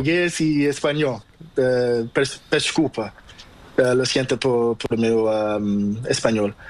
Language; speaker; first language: Spanish; non-native, learner; Portuguese